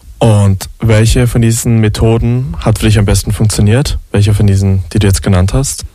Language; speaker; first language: German; native; German